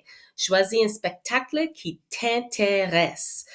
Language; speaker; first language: French; non-native, fluent; English